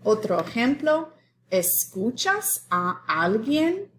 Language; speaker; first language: Spanish; non-native, fluent; English